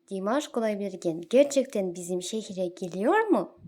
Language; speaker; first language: Turkish; non-native, fluent; Kazakh